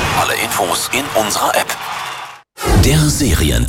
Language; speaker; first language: German; native; German